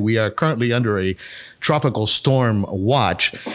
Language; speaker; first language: English; native; English